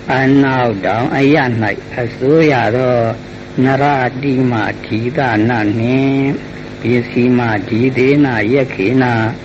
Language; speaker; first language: Burmese; native; Burmese